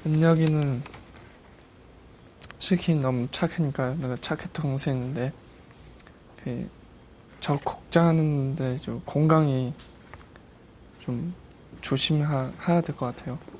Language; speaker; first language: Korean; non-native, learner; Chinese